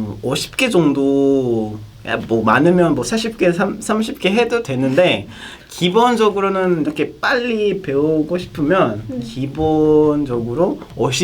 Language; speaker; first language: Korean; non-native, fluent; Kinyarwanda